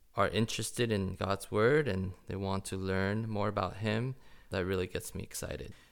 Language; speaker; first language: English; early bilingual, other home language; Chinese